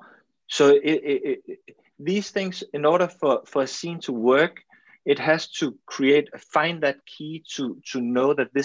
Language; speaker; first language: English; non-native, fluent; Danish